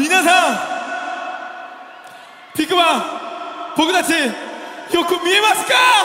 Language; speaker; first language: Japanese; non-native, fluent; Korean